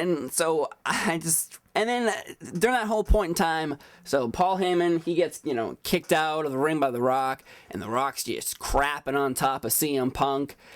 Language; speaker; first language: English; native; English